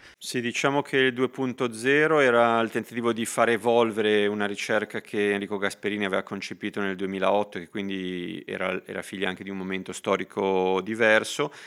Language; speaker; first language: Italian; native; Italian